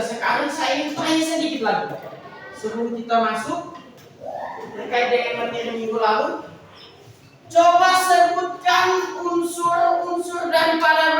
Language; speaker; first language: Indonesian; native; Indonesian